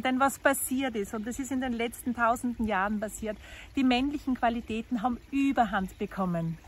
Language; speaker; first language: German; native; German